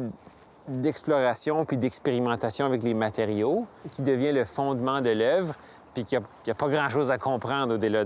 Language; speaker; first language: French; native; French